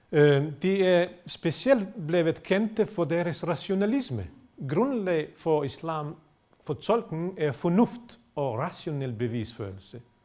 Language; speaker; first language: Danish; non-native, fluent; Bosnian